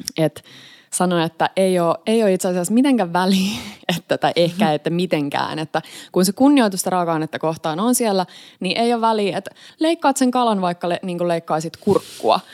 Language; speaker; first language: Finnish; native; Finnish